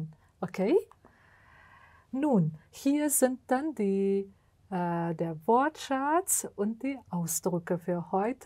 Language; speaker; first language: German; non-native, fluent; Uzbek